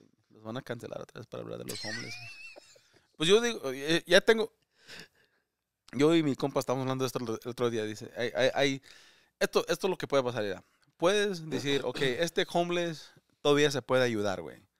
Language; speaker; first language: Spanish; early bilingual, other home language; English